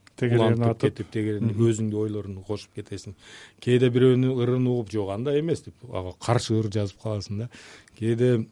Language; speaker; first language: Kyrgyz; non-native, local second language; Uzbek